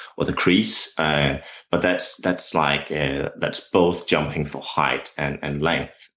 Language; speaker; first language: English; non-native, fluent; Danish